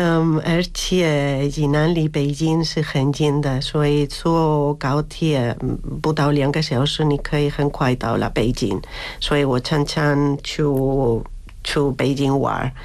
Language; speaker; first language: Chinese; non-native, learner; Spanish